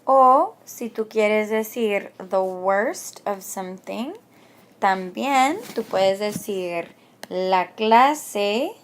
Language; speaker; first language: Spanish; non-native, fluent; English